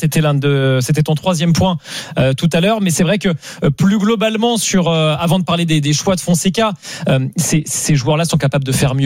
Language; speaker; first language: French; native; French